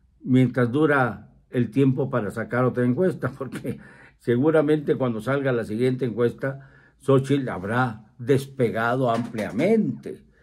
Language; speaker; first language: Spanish; native; Spanish